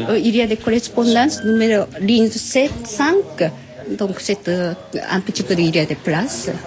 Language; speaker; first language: French; non-native, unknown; Japanese